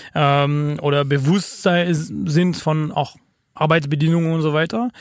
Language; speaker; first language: German; non-native, fluent; French